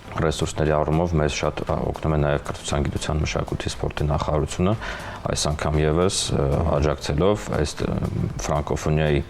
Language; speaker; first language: Armenian; native; Armenian